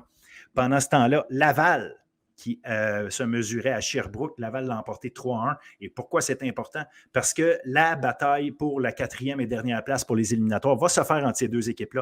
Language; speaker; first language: French; native; French